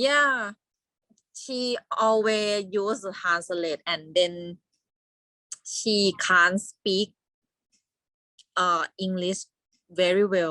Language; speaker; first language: English; non-native, learner; Thai